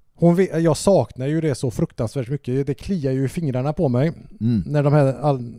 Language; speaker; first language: Swedish; native; Swedish